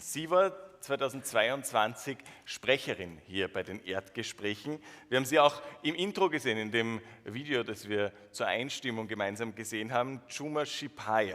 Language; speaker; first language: German; native; German